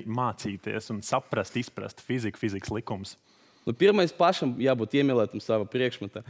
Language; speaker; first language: Latvian; native; Latvian